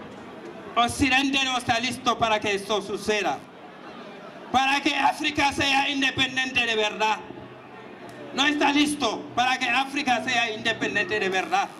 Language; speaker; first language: Spanish; non-native, fluent; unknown